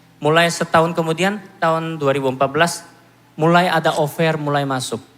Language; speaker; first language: Indonesian; non-native, fluent; Korean